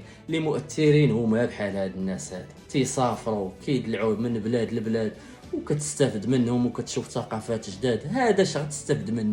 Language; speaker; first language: Arabic; native; Arabic